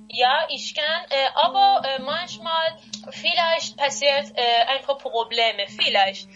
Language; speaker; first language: German; non-native, learner; Persian